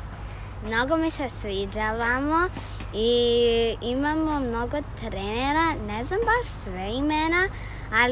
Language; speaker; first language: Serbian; early bilingual, heritage; Serbian